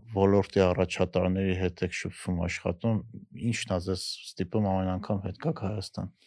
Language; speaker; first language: Armenian; native; Armenian